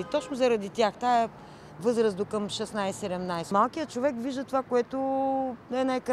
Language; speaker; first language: Bulgarian; native; Bulgarian